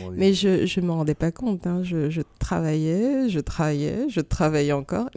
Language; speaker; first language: French; native; French